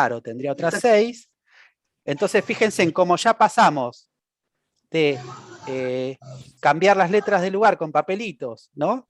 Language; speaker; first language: Spanish; native; Spanish